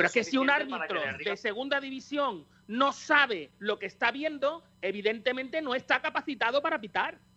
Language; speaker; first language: Spanish; native; Spanish